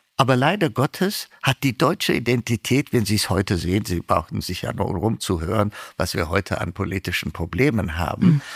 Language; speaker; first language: German; non-native, fluent; Amharic